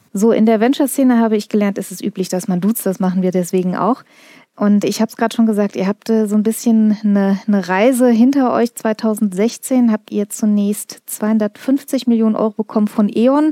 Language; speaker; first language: German; native; German